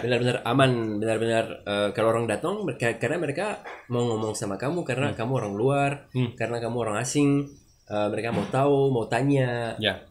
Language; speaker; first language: Indonesian; non-native, learner; French